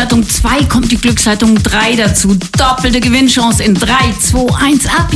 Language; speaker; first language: German; native; German